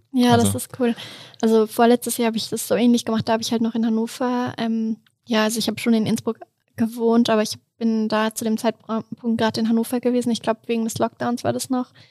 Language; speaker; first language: German; native; German